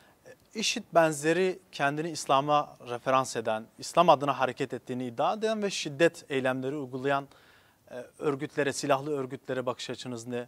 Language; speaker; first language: Turkish; non-native, local second language; Kurdish